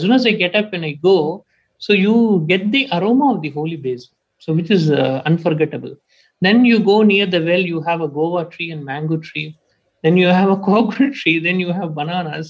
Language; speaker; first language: English; non-native, local second language; Tamil